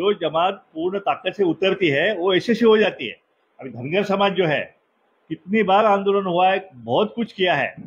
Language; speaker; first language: Hindi; non-native, local second language; Marathi